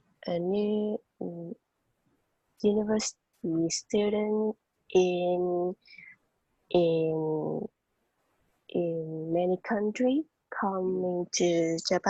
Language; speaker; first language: English; non-native, learner; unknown